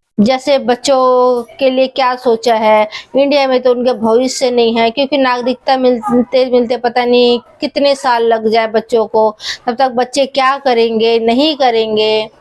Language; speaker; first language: Hindi; native; Hindi